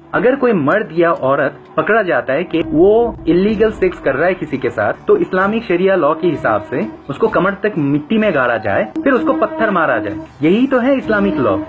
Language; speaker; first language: Hindi; non-native, fluent; Bangla